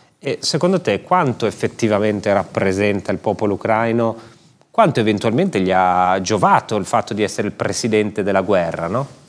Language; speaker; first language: Italian; native; Italian